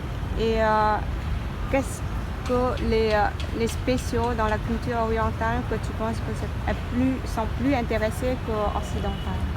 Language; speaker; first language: French; non-native, learner; Vietnamese